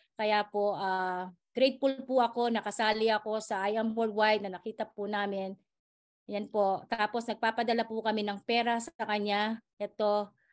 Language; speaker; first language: Filipino; native; Filipino